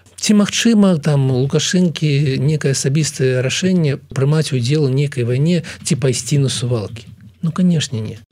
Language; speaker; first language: Belarusian; non-native, local second language; Russian